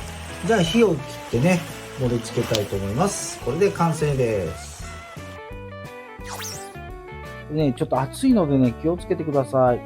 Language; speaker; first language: Japanese; native; Japanese